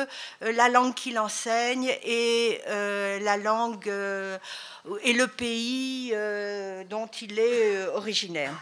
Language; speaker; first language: French; native; French